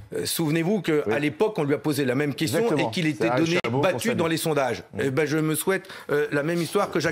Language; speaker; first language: French; native; French